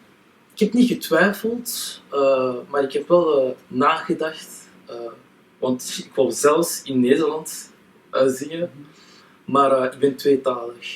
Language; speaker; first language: Dutch; non-native, local second language; French